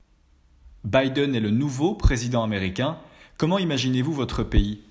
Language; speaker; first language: French; native; French